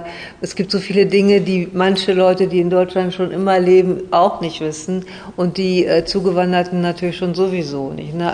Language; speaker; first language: German; native; German